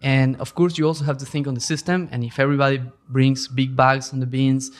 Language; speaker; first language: English; non-native, fluent; Spanish